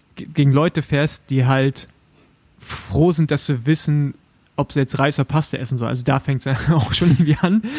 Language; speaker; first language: German; native; German